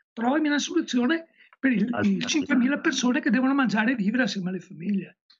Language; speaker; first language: Italian; native; Italian